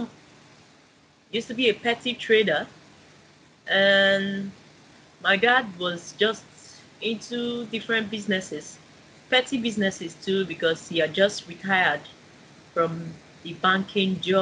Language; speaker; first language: English; non-native, local second language; Igbo